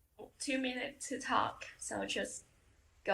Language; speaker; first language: English; non-native, fluent; Vietnamese